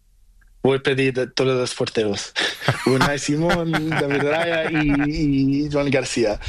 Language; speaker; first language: Spanish; non-native, learner; Portuguese